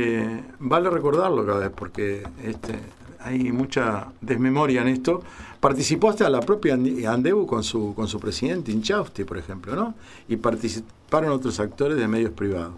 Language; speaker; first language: Spanish; native; Spanish